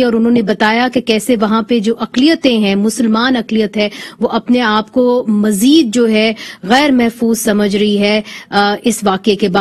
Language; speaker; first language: Urdu; native; Urdu